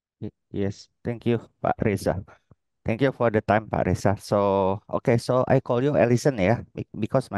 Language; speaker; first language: English; non-native, learner; Indonesian